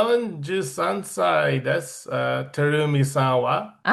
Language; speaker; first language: Japanese; non-native, learner; English